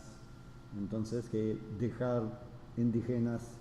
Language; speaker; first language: Spanish; non-native, fluent; French